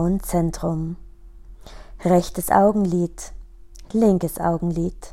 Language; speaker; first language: German; native; German